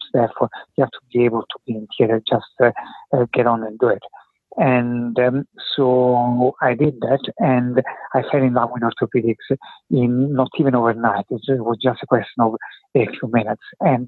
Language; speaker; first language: English; non-native, fluent; Italian